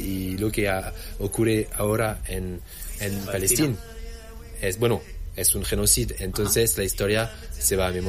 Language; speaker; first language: Spanish; non-native, learner; French